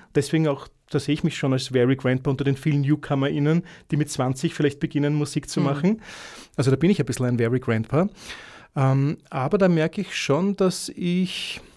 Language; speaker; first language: German; native; German